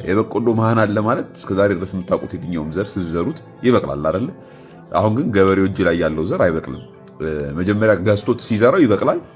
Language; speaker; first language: Amharic; native; Amharic